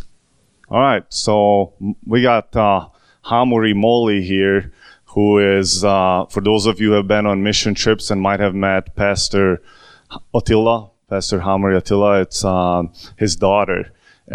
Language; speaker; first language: English; non-native, fluent; Hungarian